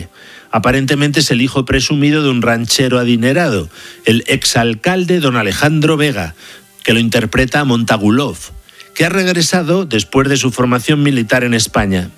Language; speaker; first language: Spanish; native; Spanish